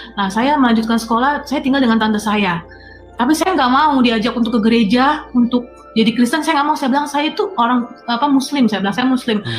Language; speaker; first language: Indonesian; native; Indonesian